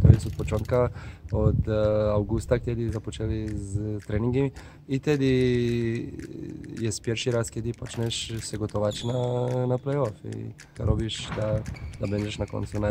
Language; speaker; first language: Polish; non-native, fluent; Slovenian